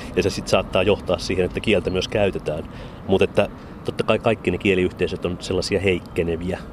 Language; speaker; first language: Finnish; native; Finnish